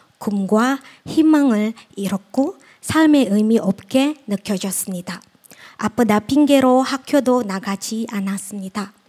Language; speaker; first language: Korean; non-native, fluent; Indonesian